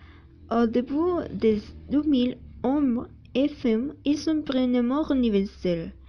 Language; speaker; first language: French; non-native, learner; Spanish